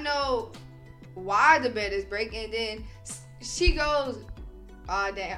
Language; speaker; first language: English; native; English